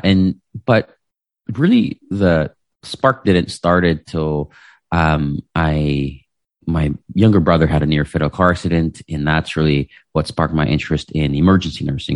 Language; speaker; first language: English; non-native, local second language; Filipino